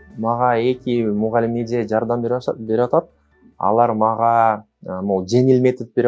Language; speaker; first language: Kyrgyz; non-native, local second language; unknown